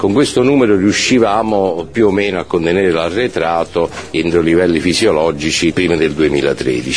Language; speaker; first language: Italian; native; Italian